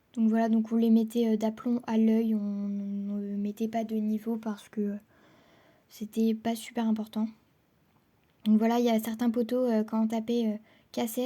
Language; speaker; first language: French; native; French